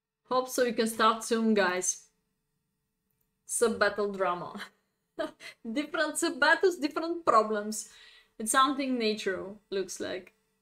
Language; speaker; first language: English; non-native, fluent; Bulgarian